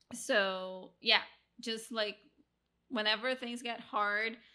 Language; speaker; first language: English; non-native, fluent; Portuguese